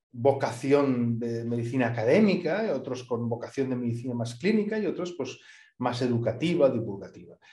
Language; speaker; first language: Spanish; native; Spanish